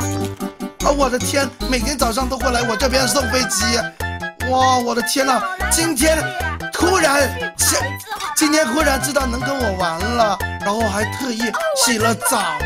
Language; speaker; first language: Chinese; native; Chinese